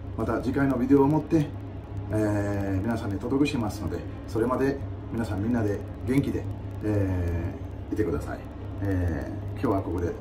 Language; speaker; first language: Japanese; non-native, fluent; Bangla